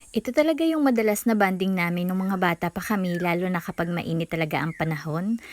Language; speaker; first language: Filipino; native; Filipino